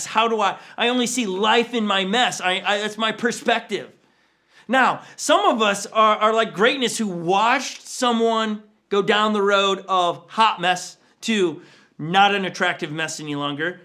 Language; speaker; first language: English; native; English